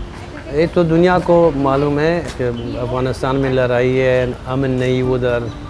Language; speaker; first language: Hindi; non-native, fluent; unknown